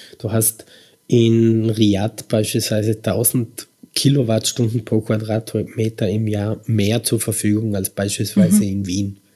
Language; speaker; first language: German; native; German